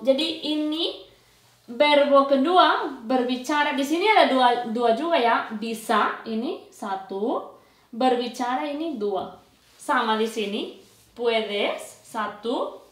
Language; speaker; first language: Indonesian; non-native, fluent; Spanish